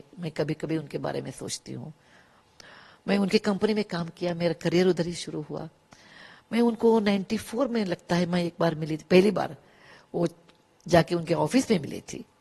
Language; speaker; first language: Hindi; non-native, local second language; Kannada